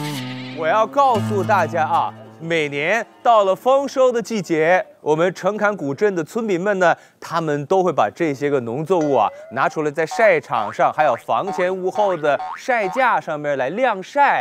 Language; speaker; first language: Chinese; native; Chinese